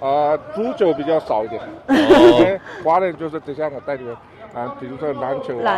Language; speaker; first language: Chinese; early bilingual, heritage; Chinese